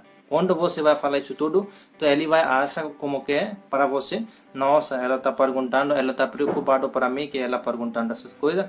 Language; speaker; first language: Portuguese; non-native, learner; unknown